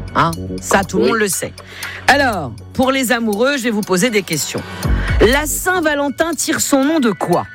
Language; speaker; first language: French; native; French